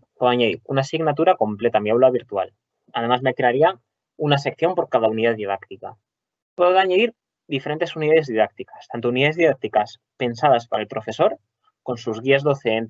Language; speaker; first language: Spanish; native; Spanish